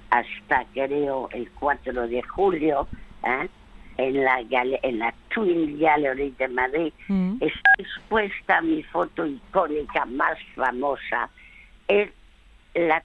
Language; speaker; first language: Spanish; early bilingual, other home language; French